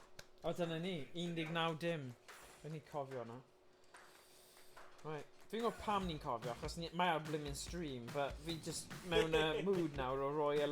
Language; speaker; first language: Welsh; native; Welsh